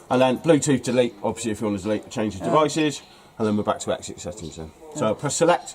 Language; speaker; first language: English; native; English